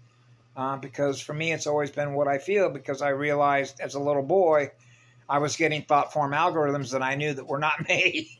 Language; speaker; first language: English; native; English